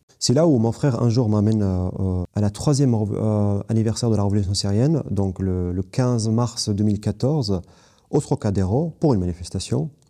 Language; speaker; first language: French; non-native, fluent; Kurdish